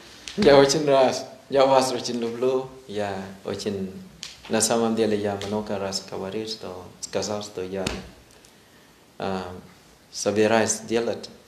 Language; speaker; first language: Russian; non-native, learner; Thai